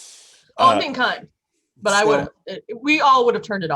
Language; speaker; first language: English; native; English